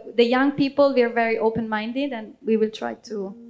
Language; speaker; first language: English; non-native, fluent; Italian